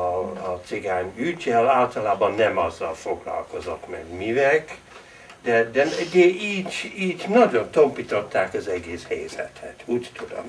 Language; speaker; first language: Hungarian; non-native, learner; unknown